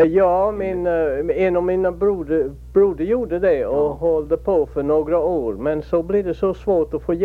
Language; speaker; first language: Swedish; early bilingual, heritage; Swedish